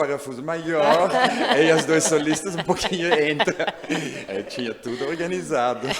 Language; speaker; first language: Portuguese; non-native, learner; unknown